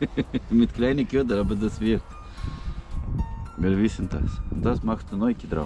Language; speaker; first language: German; non-native, learner; Russian